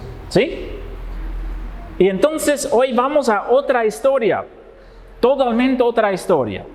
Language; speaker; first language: Spanish; non-native, fluent; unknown